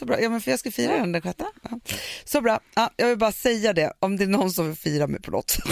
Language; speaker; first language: Swedish; native; Swedish